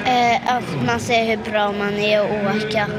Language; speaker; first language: Swedish; non-native, learner; Arabic